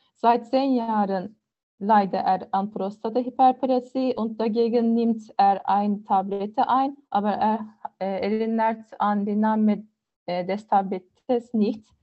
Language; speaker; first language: German; non-native, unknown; Turkish